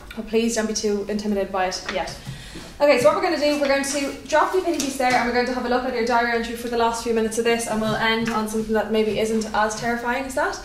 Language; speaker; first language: English; native; English